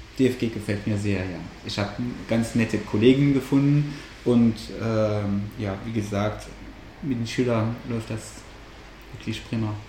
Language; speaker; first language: German; non-native, fluent; French